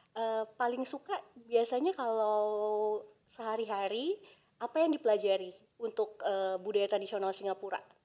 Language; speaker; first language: Indonesian; native; Indonesian